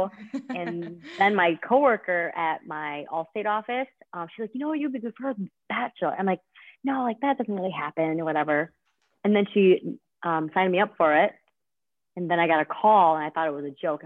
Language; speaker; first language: English; native; English